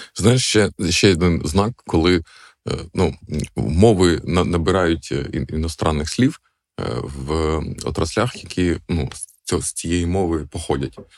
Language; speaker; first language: Ukrainian; non-native, local second language; Russian